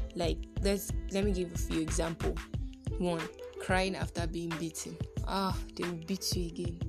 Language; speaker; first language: English; non-native, local second language; Yoruba